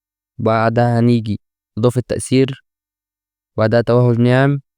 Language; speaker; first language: Arabic; native; Arabic